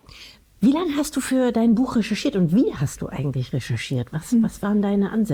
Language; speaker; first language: German; native; German